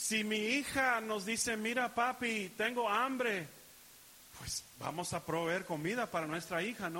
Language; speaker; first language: Spanish; early bilingual, heritage; Spanish